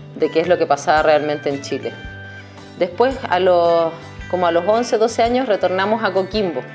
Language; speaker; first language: Spanish; native; Spanish